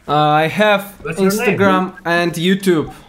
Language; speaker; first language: English; non-native, learner; Russian